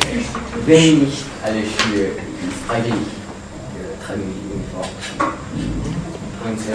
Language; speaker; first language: German; non-native, learner; French